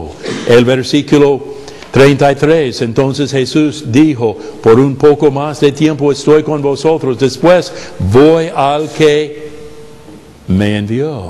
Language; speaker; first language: Spanish; non-native, fluent; English